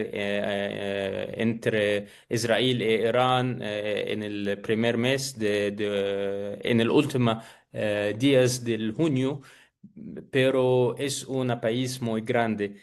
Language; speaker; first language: Spanish; non-native, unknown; Arabic